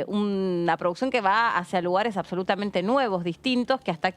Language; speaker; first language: Spanish; native; Spanish